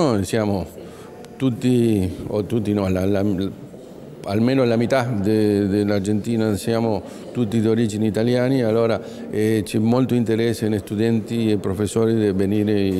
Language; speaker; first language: Italian; non-native, learner; Spanish